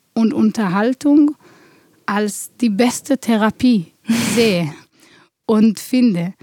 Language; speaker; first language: German; non-native, fluent; Hebrew